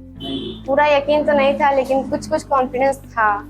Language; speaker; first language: Hindi; native; Hindi